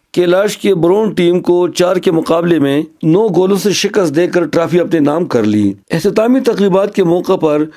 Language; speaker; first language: Urdu; non-native, local second language; Khowar